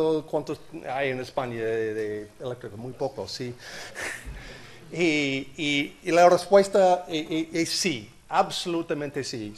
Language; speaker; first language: Spanish; non-native, learner; English